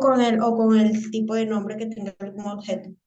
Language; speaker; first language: Spanish; native; Spanish